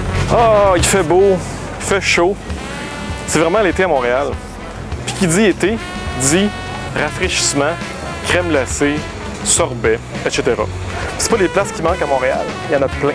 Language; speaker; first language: French; native; French